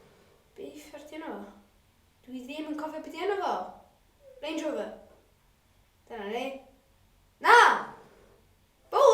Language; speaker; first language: Welsh; non-native, local second language; English